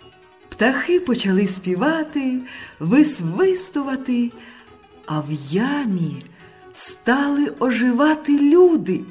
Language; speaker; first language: Ukrainian; native; Ukrainian